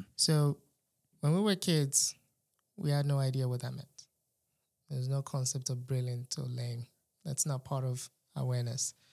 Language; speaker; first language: English; non-native, local second language; Yoruba